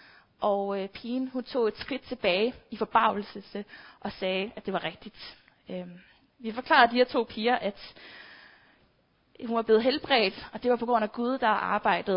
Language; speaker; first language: Danish; native; Danish